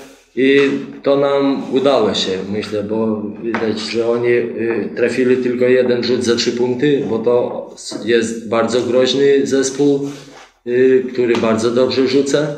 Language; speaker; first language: Polish; non-native, fluent; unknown